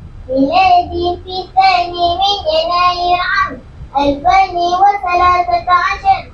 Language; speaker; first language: Arabic; non-native, learner; Malay